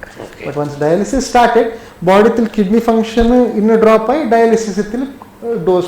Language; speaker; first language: Malayalam; non-native, learner; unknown